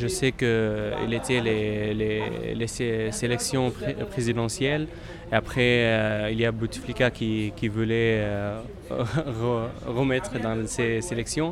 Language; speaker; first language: French; non-native, fluent; Arabic